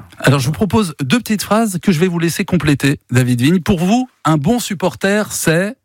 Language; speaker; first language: French; native; French